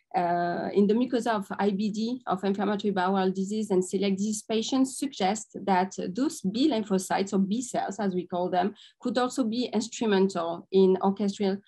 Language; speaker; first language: English; non-native, fluent; French